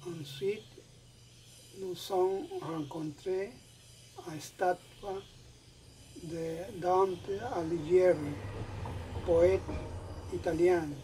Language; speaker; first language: French; non-native, learner; Spanish